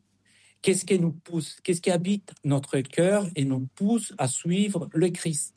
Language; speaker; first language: French; non-native, fluent; Spanish